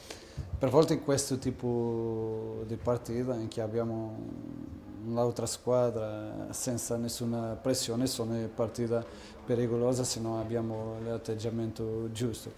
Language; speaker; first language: Italian; non-native, fluent; Portuguese